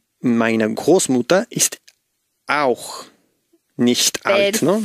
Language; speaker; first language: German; non-native, learner; Spanish